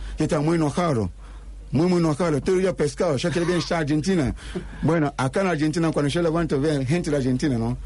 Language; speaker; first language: Spanish; non-native, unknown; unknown